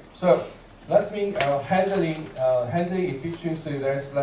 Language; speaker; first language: English; non-native, learner; Chinese